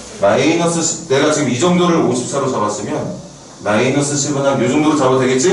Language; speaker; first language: Korean; native; Korean